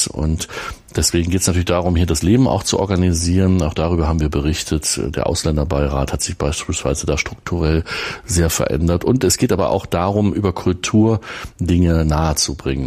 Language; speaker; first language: German; native; German